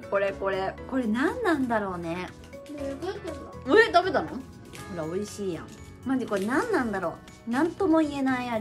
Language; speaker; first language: Japanese; native; Japanese